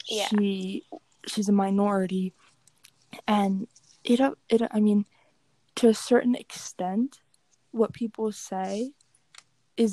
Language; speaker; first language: English; native; English